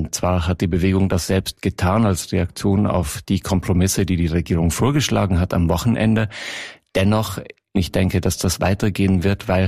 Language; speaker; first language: German; native; German